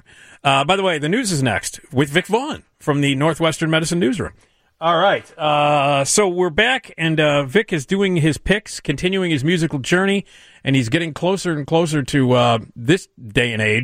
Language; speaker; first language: English; native; English